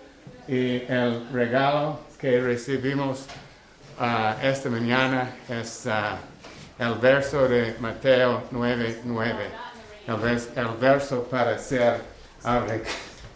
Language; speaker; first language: Spanish; non-native, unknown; English